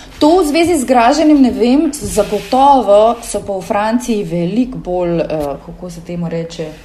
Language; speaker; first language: Slovenian; native; Slovenian